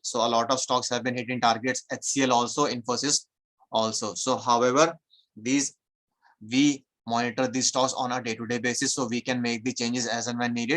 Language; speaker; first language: English; non-native, local second language; Hindi